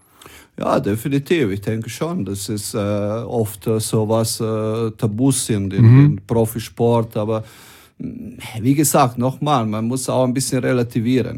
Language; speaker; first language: German; non-native, fluent; Croatian